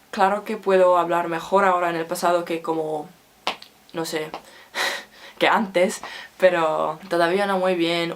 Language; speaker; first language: Spanish; non-native, learner; Finnish